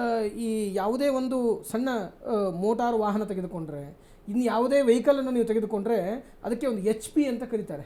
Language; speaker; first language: Kannada; native; Kannada